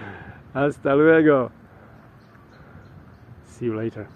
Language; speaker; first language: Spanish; non-native, learner; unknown